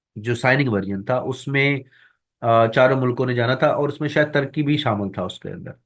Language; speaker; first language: Urdu; non-native, local second language; Punjabi